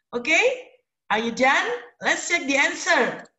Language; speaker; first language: English; non-native, fluent; Indonesian